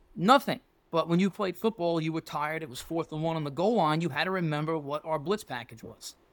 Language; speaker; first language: English; native; English